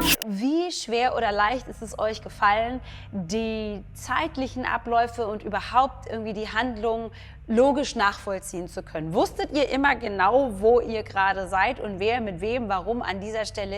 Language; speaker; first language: German; native; German